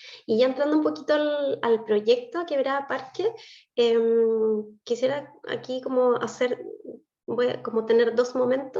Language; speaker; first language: Spanish; native; Spanish